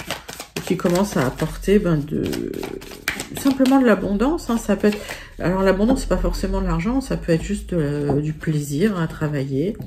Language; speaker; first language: French; native; French